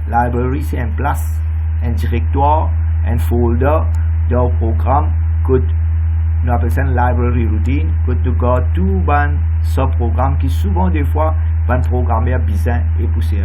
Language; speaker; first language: French; non-native, local second language; Morisyen